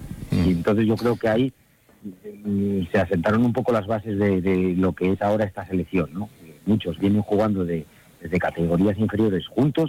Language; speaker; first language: Spanish; native; Spanish